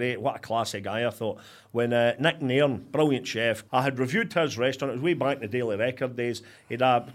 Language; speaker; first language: English; native; English